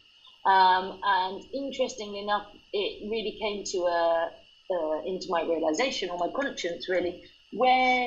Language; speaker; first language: English; native; English